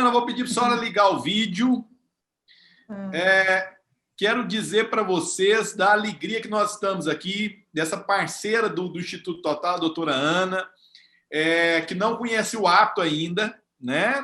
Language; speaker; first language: Portuguese; native; Portuguese